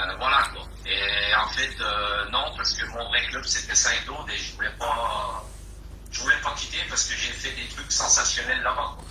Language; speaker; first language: French; early bilingual, other home language; Portuguese